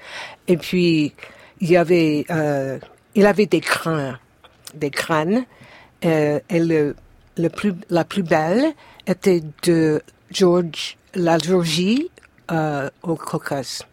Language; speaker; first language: French; non-native, fluent; English